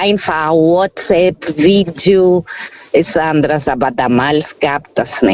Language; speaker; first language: German; non-native, fluent; Portuguese